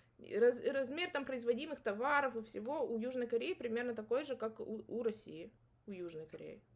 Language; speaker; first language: Russian; native; Russian